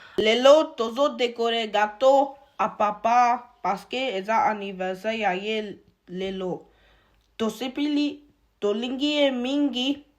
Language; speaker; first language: Lingala; early bilingual, heritage; Lingala